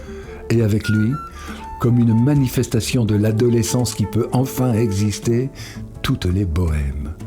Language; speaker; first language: French; native; French